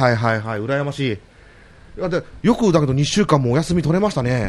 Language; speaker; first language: Japanese; native; Japanese